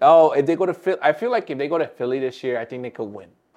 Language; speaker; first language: English; early bilingual, other home language; Spanish